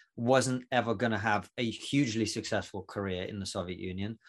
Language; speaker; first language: English; non-native, fluent; Russian